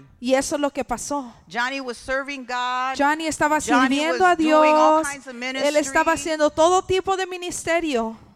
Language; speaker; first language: Spanish; early bilingual, heritage; English